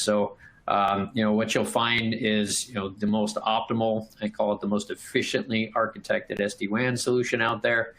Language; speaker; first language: English; native; English